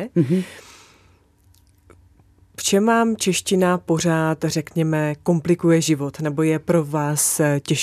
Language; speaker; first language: Czech; native; Czech